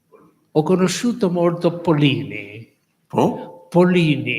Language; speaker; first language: Italian; non-native, fluent; Spanish